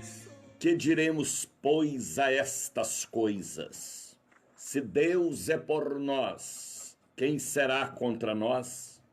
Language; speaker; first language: Portuguese; native; Portuguese